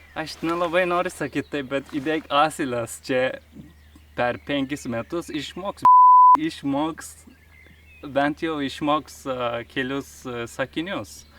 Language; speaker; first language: Lithuanian; non-native, fluent; Turkish